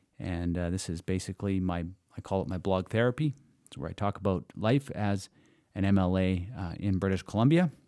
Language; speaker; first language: English; native; English